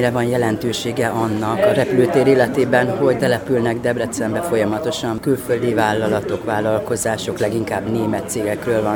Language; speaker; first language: Hungarian; native; Hungarian